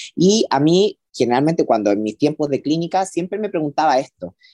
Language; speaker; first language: Spanish; native; Spanish